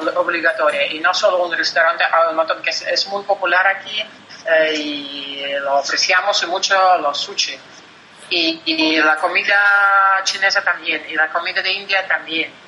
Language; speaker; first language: Spanish; non-native, fluent; Russian